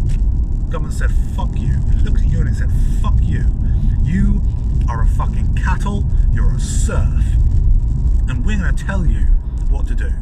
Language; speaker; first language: English; native; English